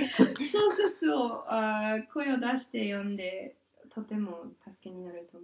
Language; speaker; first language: Japanese; non-native, fluent; English